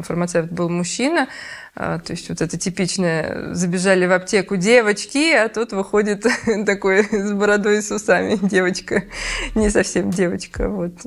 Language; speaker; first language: Russian; native; Russian